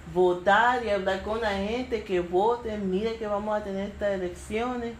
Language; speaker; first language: Spanish; early bilingual, heritage; Spanish